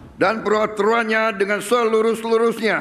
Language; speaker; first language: Indonesian; native; Indonesian